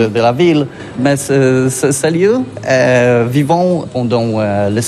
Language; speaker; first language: French; non-native, learner; Polish